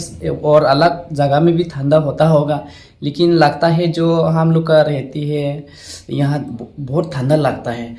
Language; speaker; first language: Hindi; non-native, local second language; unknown